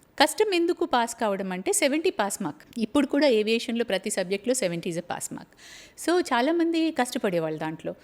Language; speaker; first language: Telugu; native; Telugu